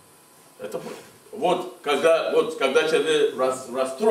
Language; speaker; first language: Russian; non-native, fluent; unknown